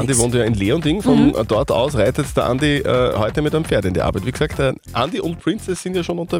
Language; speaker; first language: German; native; German